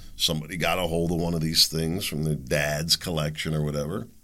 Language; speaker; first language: English; early bilingual, other home language; German